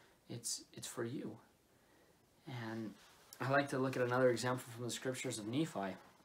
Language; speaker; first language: English; native; English